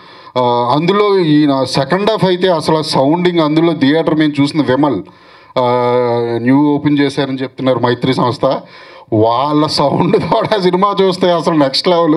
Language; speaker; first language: Telugu; native; Telugu